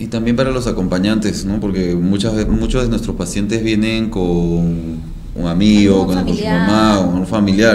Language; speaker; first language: Spanish; native; Spanish